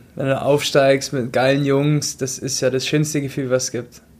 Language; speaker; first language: German; native; German